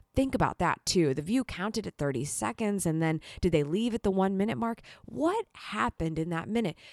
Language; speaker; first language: English; native; English